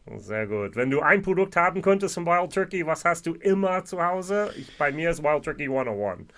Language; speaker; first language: German; non-native, fluent; English